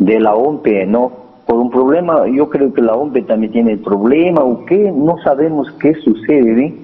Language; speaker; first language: Spanish; native; Spanish